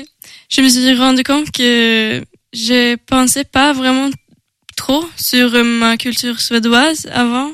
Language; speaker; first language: French; non-native, learner; Swedish